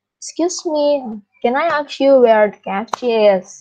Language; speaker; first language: English; non-native, fluent; Indonesian